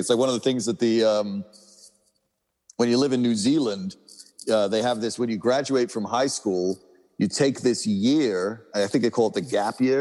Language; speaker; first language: English; native; English